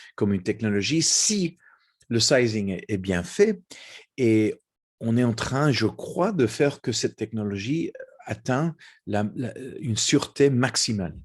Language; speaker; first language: French; non-native, fluent; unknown